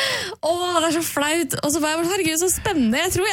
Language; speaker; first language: Norwegian; native; Norwegian